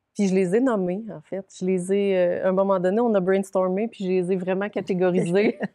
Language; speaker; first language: French; native; French